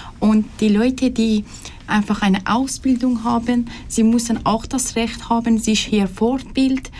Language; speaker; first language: German; non-native, fluent; Persian